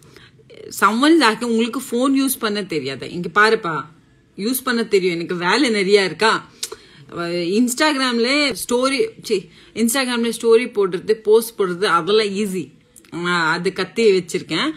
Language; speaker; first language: Tamil; non-native, local second language; Assamese